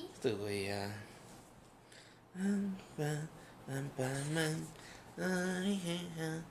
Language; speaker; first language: Chinese; native; Chinese